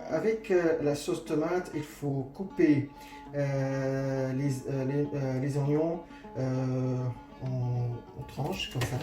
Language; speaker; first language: French; non-native, fluent; Arabic